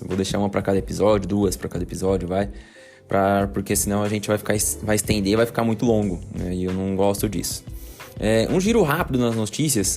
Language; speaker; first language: Portuguese; native; Portuguese